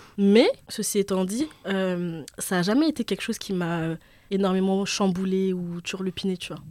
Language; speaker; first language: French; early bilingual, other home language; Bambara